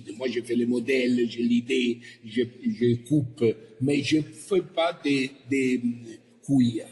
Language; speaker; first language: French; non-native, learner; Italian